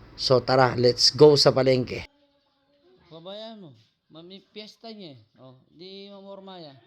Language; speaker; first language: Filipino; non-native, local second language; Pampanga